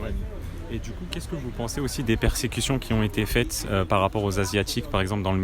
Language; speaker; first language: French; native; French